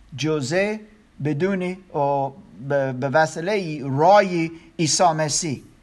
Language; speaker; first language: Persian; non-native, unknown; German